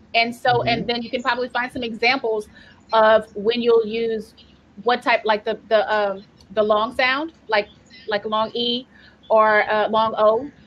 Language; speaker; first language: English; native; English